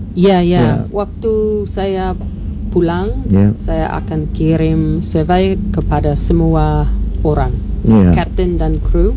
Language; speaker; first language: Indonesian; non-native, learner; English